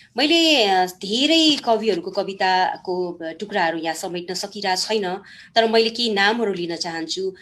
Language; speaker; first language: Nepali; non-native, local second language; Eastern Tamang